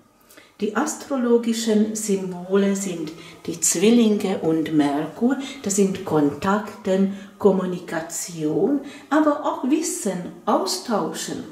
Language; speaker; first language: German; non-native, fluent; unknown